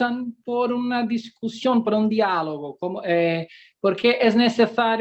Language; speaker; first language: Spanish; non-native, fluent; Portuguese